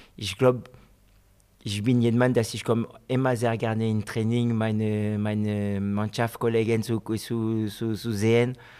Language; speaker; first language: German; non-native, fluent; French